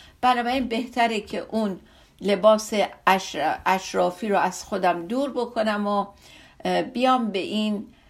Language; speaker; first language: Persian; native; Persian